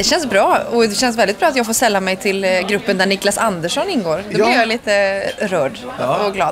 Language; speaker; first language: Swedish; native; Swedish